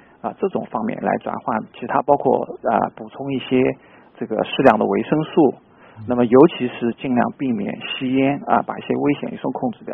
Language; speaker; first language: Chinese; native; Chinese